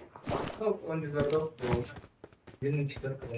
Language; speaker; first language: Russian; non-native, local second language; Yakut